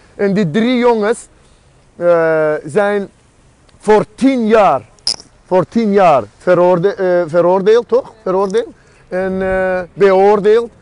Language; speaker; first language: Dutch; non-native, fluent; Azerbaijani